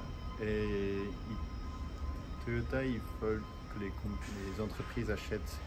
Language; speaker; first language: French; non-native, fluent; Japanese